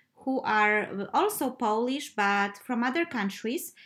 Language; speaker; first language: English; non-native, fluent; Polish